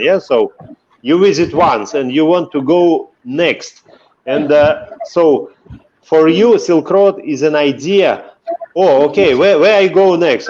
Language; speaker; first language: English; non-native, fluent; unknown